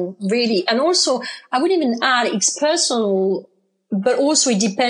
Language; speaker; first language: English; non-native, fluent; French